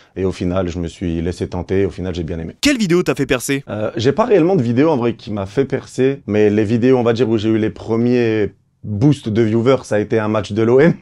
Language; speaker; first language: French; non-native, local second language; Kabyle